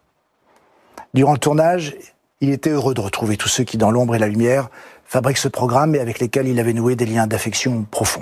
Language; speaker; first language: French; native; French